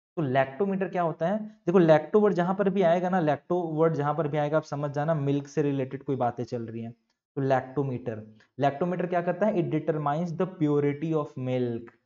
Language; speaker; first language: Hindi; native; Hindi